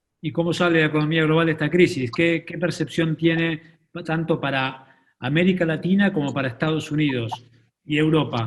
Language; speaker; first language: Spanish; native; Spanish